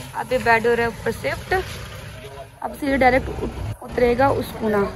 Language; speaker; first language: Hindi; native; Hindi